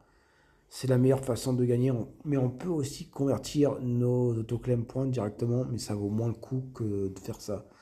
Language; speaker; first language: French; native; French